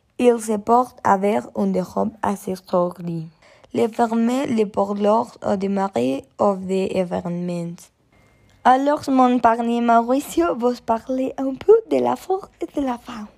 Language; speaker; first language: French; non-native, learner; Spanish